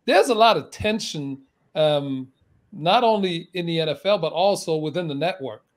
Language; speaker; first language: English; non-native, fluent; German